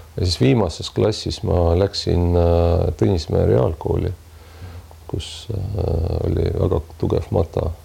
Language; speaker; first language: Estonian; non-native, local second language; Russian